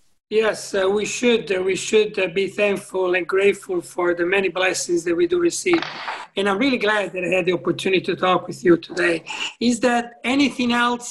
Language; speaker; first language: English; non-native, fluent; Italian